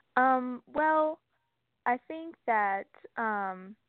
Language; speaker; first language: English; native; English